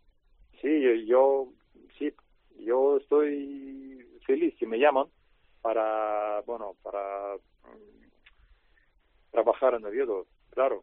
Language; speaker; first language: Spanish; non-native, learner; Russian